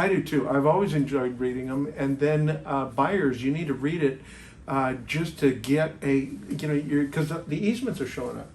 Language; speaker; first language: English; native; English